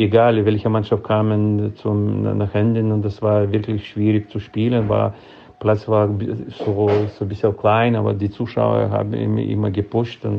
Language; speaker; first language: German; non-native, fluent; Lithuanian